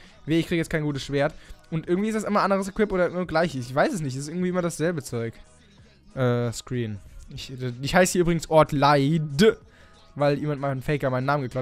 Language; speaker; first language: German; native; German